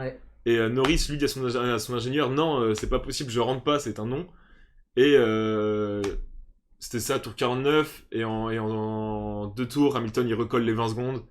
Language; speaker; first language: French; native; French